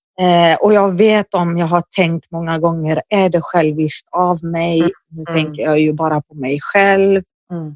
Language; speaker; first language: Swedish; early bilingual, other home language; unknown